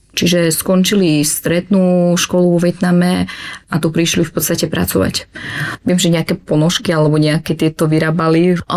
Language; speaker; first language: Slovak; early bilingual, other home language; Vietnamese